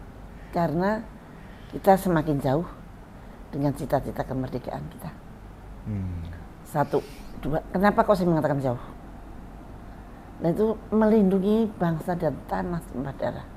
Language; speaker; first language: Indonesian; native; Indonesian